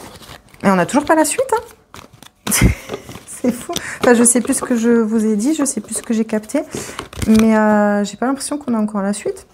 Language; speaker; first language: French; native; French